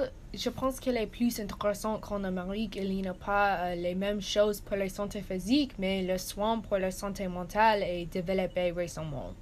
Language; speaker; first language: French; non-native, learner; English